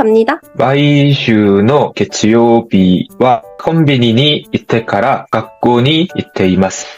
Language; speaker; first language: Japanese; non-native, learner; Korean